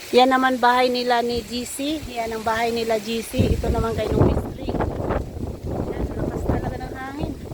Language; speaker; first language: Filipino; non-native, local second language; Cebuano